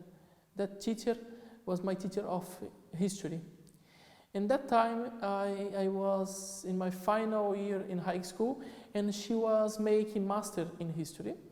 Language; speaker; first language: English; non-native, fluent; Portuguese